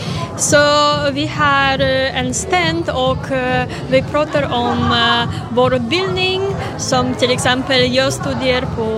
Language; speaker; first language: Swedish; non-native, fluent; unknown